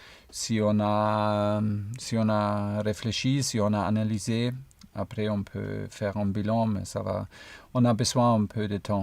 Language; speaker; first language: French; non-native, fluent; German